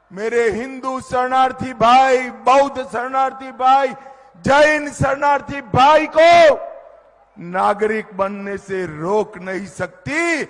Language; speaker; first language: Hindi; non-native, local second language; Gujarati